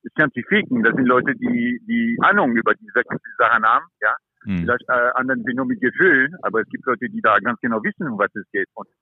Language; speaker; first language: German; non-native, fluent; French